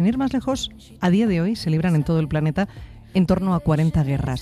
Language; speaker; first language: Spanish; native; Spanish